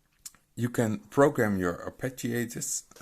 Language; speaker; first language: English; non-native, fluent; Dutch